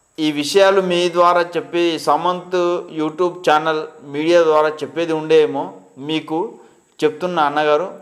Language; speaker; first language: Telugu; non-native, local second language; Gondi